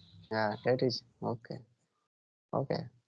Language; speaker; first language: English; non-native, learner; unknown